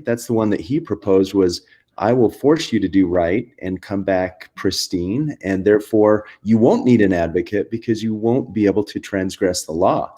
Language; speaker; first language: English; native; English